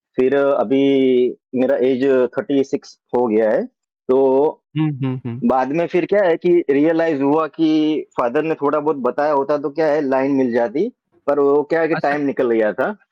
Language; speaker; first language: Hindi; non-native, local second language; Gujarati